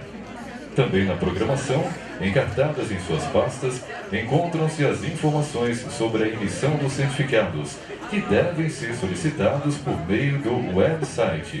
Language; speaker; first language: Portuguese; native; Portuguese